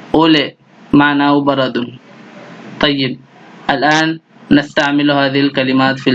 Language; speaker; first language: Arabic; non-native, fluent; Urdu